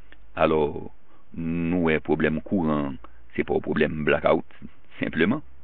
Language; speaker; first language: French; non-native, local second language; Haitian Creole